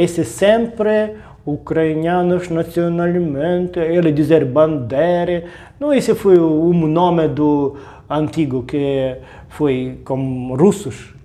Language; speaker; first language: Portuguese; non-native, learner; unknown